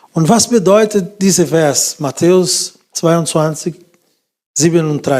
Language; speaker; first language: German; non-native, fluent; Portuguese